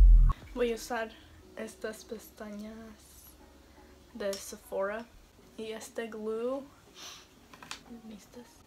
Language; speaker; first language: Spanish; early bilingual, heritage; Spanish